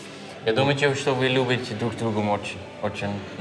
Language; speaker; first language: Russian; non-native, fluent; Dutch